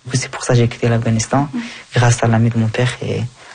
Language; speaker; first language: French; early bilingual, other home language; Persian